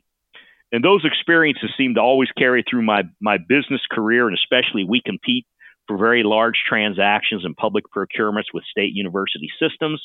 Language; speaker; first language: English; native; English